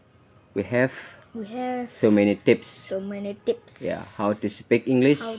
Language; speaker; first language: English; non-native, learner; Balinese